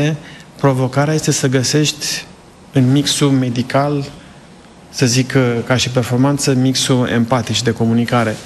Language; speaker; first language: Romanian; native; Romanian